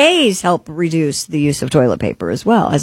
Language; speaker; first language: English; native; English